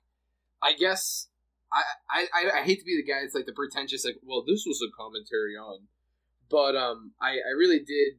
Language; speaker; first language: English; native; English